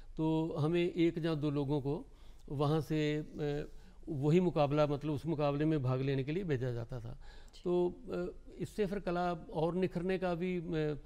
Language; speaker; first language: Hindi; non-native, local second language; Punjabi